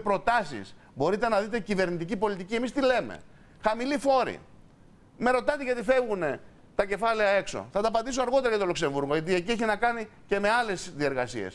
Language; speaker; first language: Greek; native; Greek